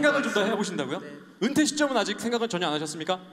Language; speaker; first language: Korean; native; Korean